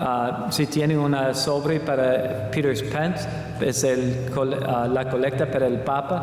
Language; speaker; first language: Spanish; non-native, learner; English